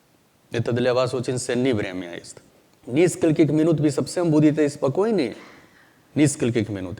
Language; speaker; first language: Russian; non-native, learner; Hindi